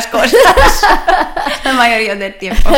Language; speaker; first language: Spanish; non-native, learner; English